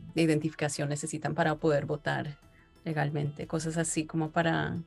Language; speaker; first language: Spanish; early bilingual, heritage; Spanish